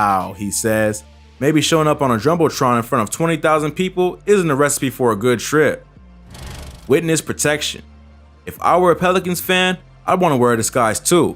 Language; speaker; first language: English; native; English